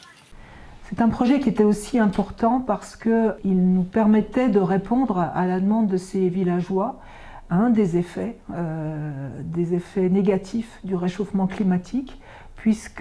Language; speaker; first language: French; native; French